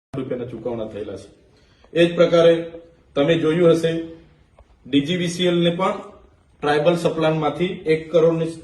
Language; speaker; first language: Gujarati; non-native, local second language; Vasavi